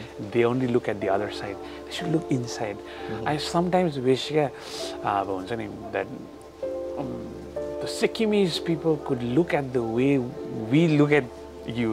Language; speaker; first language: English; non-native, local second language; Nepali